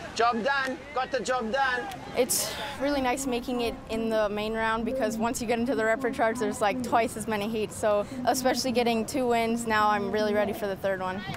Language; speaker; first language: English; native; English